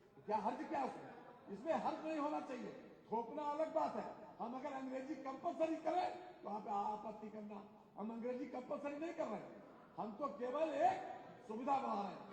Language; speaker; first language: Hindi; native; Hindi